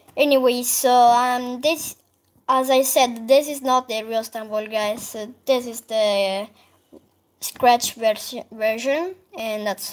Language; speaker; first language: English; non-native, learner; Italian